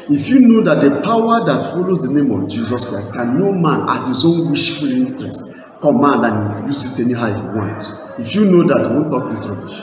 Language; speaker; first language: English; non-native, local second language; Igbo